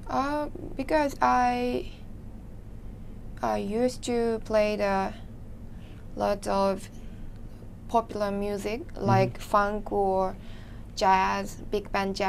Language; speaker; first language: English; non-native, learner; Japanese